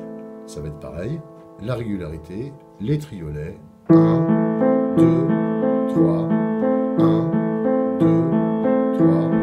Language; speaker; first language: French; native; French